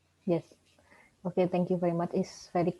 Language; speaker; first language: English; non-native, learner; Indonesian